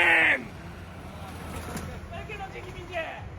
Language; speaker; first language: Italian; non-native, learner; Korean